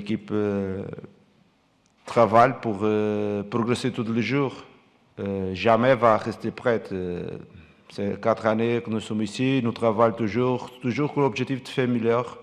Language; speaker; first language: French; non-native, fluent; Portuguese